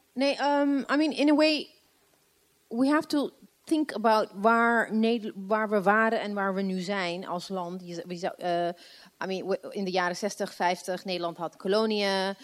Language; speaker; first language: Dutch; non-native, fluent; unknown